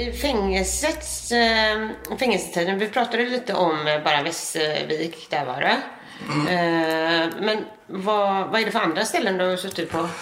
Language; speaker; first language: Swedish; native; Swedish